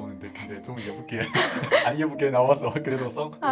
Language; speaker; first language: Korean; non-native, fluent; Chinese